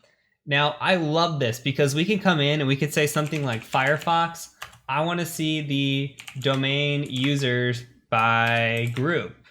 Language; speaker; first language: English; native; English